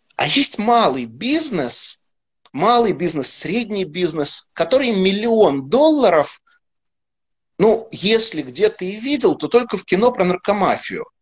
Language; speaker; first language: Russian; native; Russian